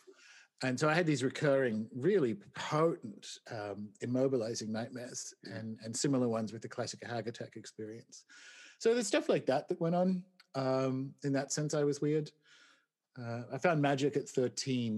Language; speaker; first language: English; native; English